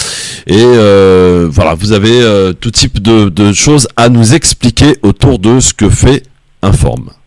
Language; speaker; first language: French; native; French